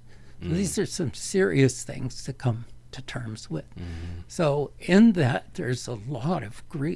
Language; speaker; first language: English; native; English